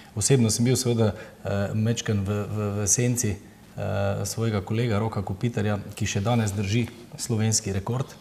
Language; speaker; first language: Slovenian; native; Slovenian